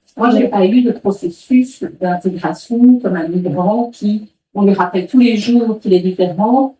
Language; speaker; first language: French; early bilingual, other home language; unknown